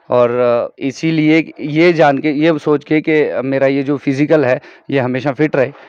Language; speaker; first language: Hindi; non-native, local second language; Kashmiri